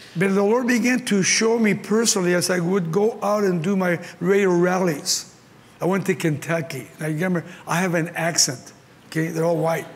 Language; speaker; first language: English; early bilingual, other home language; Spanish